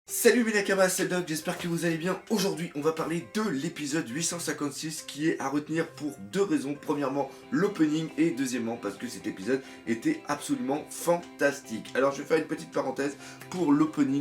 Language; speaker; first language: French; native; French